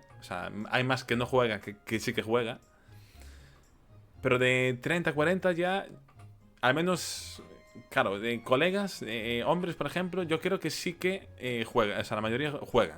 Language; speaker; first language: Spanish; native; Spanish